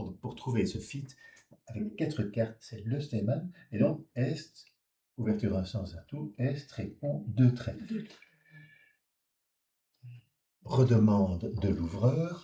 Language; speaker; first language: French; native; French